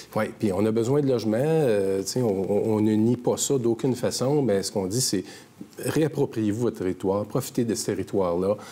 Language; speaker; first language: French; native; French